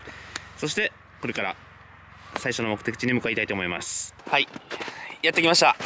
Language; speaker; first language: Japanese; native; Japanese